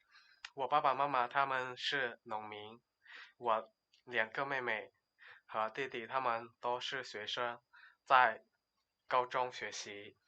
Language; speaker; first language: Chinese; non-native, learner; Lao